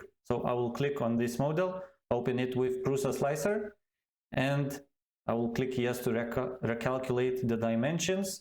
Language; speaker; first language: English; non-native, fluent; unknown